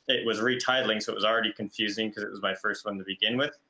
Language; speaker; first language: English; native; English